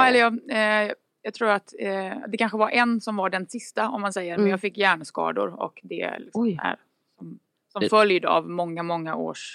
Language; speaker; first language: Swedish; native; Swedish